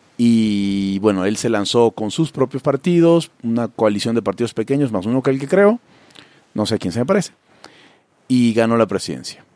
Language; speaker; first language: Spanish; native; Spanish